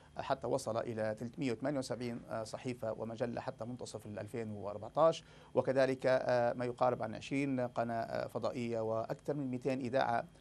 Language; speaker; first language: Arabic; native; Arabic